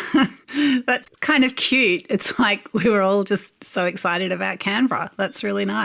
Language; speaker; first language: English; native; English